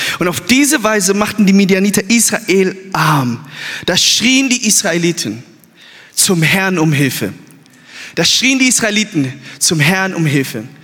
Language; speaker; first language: German; early bilingual, other home language; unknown